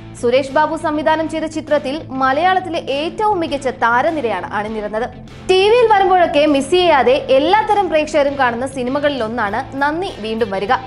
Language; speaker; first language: Malayalam; native; Malayalam